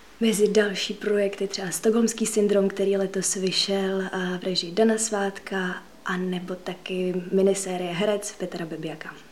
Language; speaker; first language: Czech; early bilingual, other home language; Russian